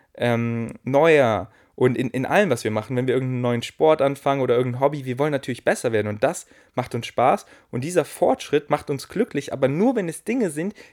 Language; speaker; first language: German; native; German